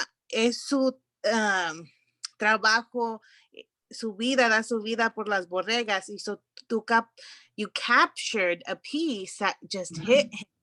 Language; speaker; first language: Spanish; early bilingual, heritage; Spanish